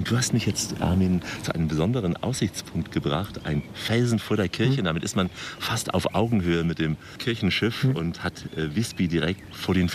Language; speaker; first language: German; native; German